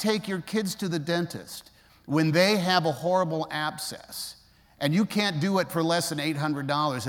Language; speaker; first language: English; native; English